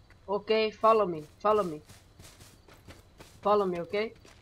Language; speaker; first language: English; non-native, learner; Portuguese